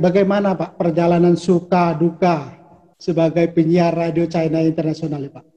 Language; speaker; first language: Indonesian; native; Indonesian